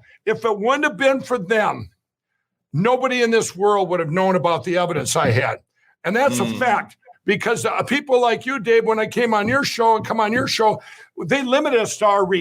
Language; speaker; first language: English; native; English